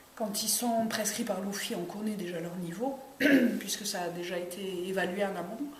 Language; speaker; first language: French; native; French